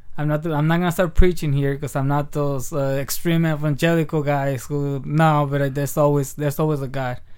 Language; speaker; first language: English; early bilingual, other home language; Spanish